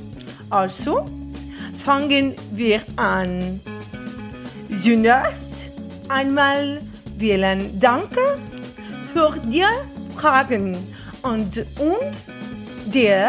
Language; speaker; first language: German; non-native, learner; Portuguese